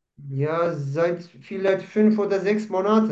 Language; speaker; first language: German; non-native, learner; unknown